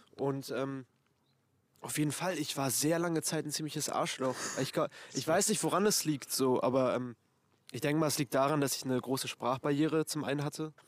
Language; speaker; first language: German; early bilingual, other home language; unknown